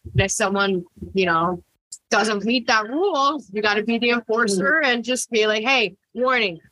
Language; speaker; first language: English; early bilingual, other home language; Spanish